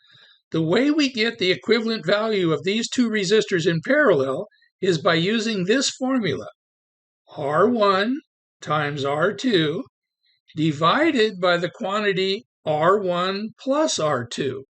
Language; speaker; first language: English; native; English